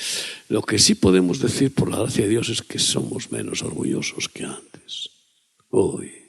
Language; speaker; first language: Spanish; native; Spanish